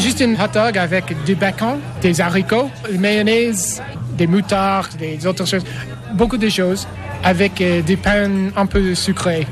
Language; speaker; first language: French; non-native, learner; English